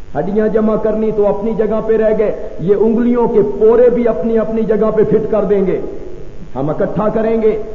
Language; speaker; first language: Urdu; non-native, local second language; Punjabi